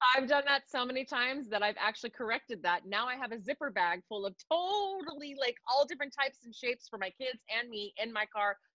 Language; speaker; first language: English; native; English